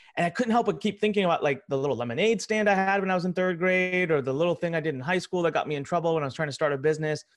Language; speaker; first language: English; early bilingual, other home language; Hindi